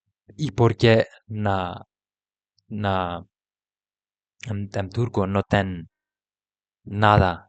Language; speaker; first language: Portuguese; non-native, learner; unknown